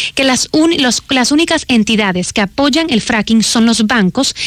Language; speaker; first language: Spanish; native; Spanish